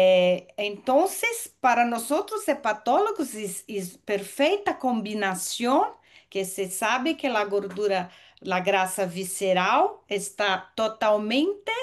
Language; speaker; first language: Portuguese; non-native, learner; Spanish